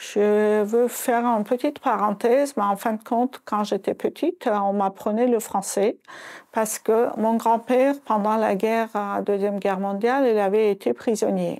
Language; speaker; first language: French; non-native, fluent; Azerbaijani